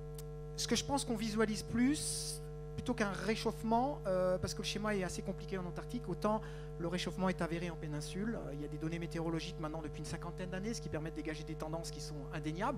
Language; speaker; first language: French; native; French